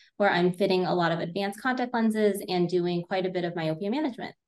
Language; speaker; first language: English; native; English